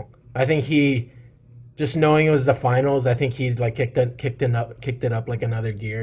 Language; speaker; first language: English; early bilingual, other home language; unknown